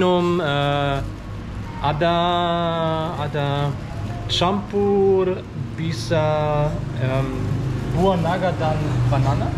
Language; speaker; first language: Indonesian; non-native, learner; German